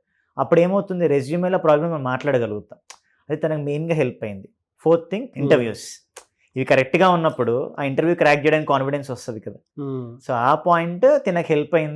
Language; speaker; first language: Telugu; native; Telugu